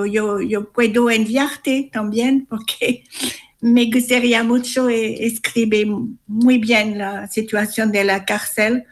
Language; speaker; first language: Spanish; non-native, learner; French